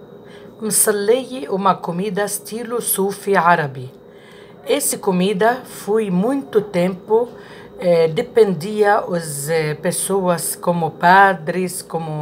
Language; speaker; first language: Portuguese; non-native, learner; Arabic